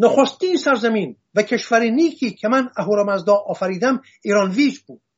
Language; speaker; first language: Persian; non-native, local second language; Assyrian Neo-Aramaic